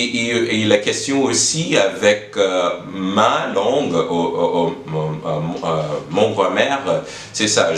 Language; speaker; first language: French; non-native, learner; English